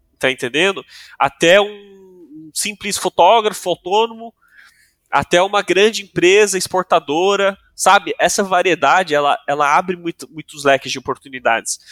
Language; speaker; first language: Portuguese; non-native, local second language; English